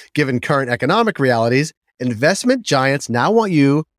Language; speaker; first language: English; native; English